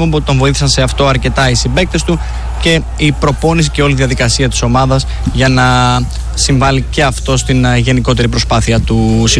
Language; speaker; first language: Greek; native; Greek